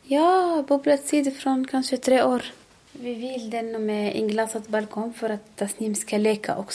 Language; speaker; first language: Swedish; non-native, learner; Arabic